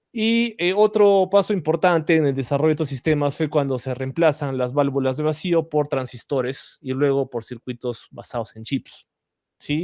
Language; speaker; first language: Spanish; native; Spanish